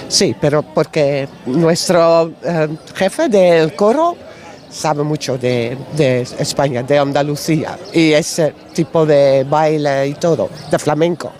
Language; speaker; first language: Spanish; non-native, learner; Dutch